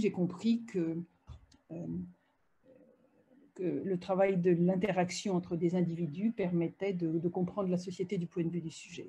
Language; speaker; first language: French; native; French